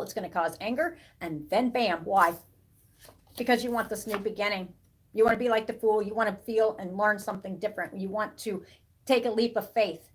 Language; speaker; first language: English; native; English